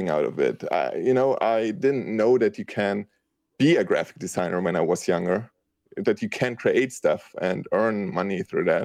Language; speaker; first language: English; non-native, fluent; German